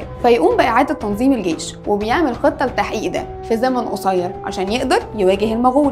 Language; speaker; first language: Arabic; native; Arabic